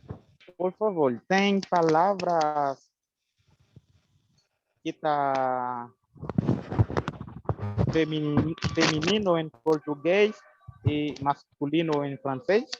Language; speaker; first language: Portuguese; non-native, learner; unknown